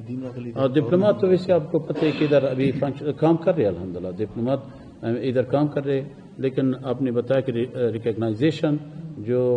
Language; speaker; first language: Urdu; non-native, fluent; Persian